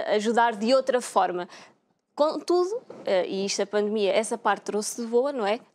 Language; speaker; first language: Portuguese; native; Portuguese